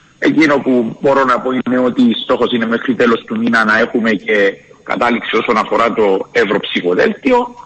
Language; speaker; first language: Greek; native; Greek